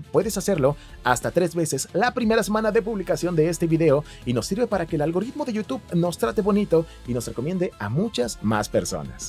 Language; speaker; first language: Spanish; native; Spanish